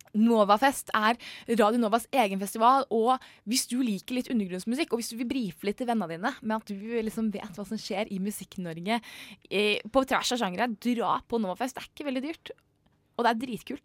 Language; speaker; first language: Norwegian; native; Norwegian